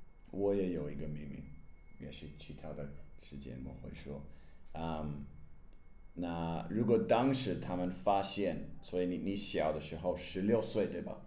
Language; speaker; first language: Chinese; non-native, learner; English